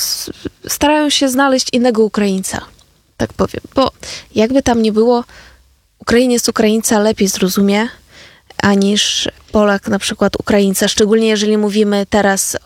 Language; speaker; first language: Polish; non-native, fluent; Ukrainian